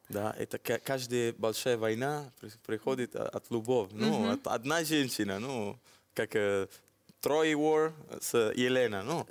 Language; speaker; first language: Russian; non-native, learner; Italian